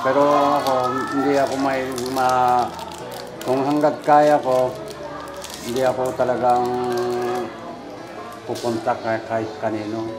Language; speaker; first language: Filipino; non-native, learner; Japanese